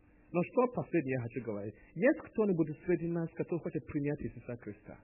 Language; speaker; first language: Russian; non-native, learner; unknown